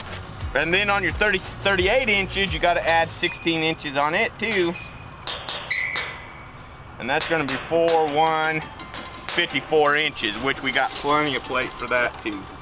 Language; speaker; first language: English; native; English